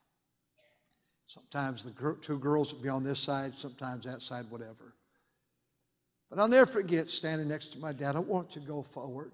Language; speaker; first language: English; native; English